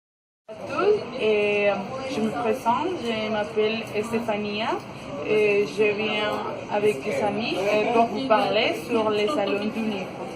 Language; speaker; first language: French; non-native, learner; Spanish